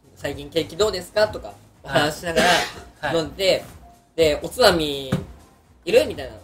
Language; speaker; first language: Japanese; native; Japanese